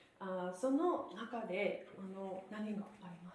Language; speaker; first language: Japanese; non-native, fluent; English